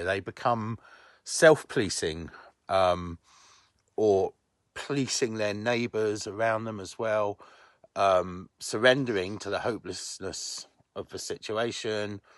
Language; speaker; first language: English; native; English